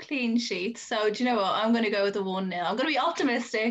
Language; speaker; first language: English; native; English